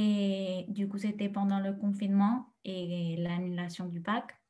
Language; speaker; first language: French; non-native, fluent; Spanish